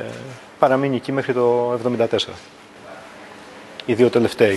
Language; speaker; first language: Greek; native; Greek